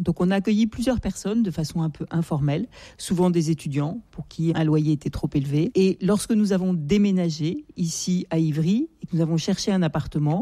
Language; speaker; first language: French; native; French